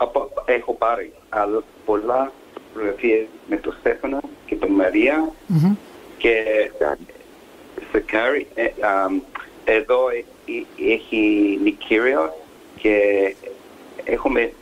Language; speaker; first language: Greek; early bilingual, heritage; English